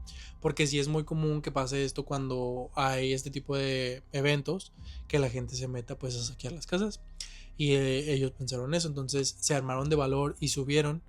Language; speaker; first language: Spanish; native; Spanish